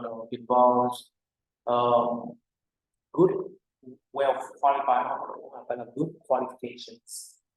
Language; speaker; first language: English; non-native, fluent; Vietnamese